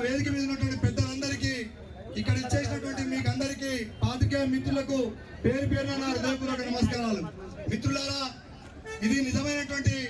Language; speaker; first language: Telugu; non-native, local second language; Lambadi